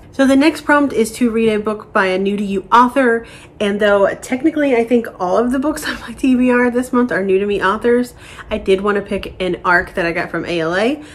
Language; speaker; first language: English; native; English